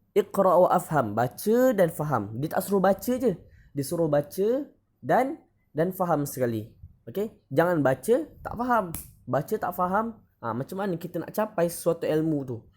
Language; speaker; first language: Malay; native; Malay